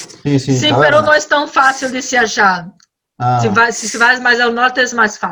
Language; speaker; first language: Spanish; non-native, learner; Portuguese